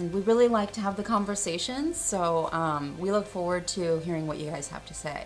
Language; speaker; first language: English; native; English